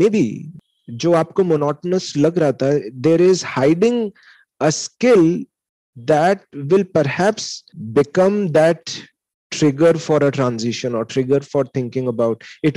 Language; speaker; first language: English; non-native, local second language; Hindi